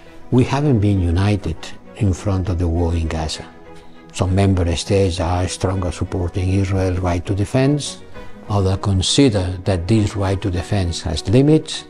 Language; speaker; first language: English; non-native, fluent; Catalan